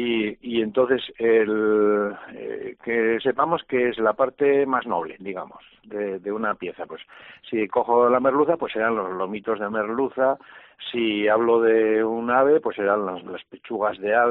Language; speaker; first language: Spanish; native; Spanish